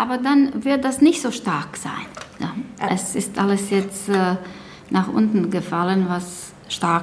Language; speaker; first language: German; non-native, learner; Bosnian